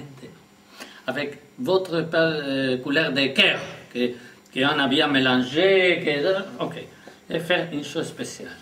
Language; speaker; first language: French; non-native, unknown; Spanish